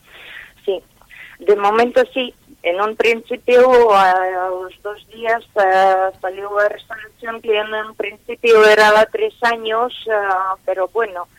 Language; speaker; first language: Spanish; non-native, fluent; Ukrainian